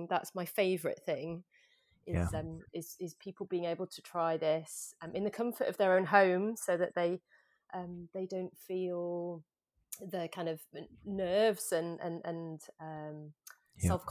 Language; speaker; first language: English; native; English